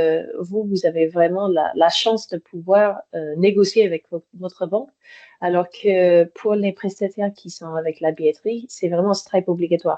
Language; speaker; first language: French; native; French